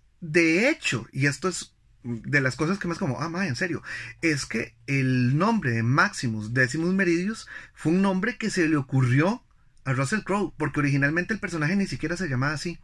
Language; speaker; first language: Spanish; native; Spanish